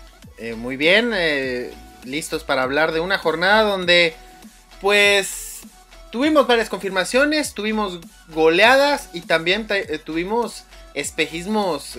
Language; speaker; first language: Spanish; native; Spanish